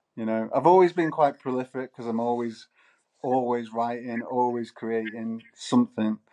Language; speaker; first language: English; native; English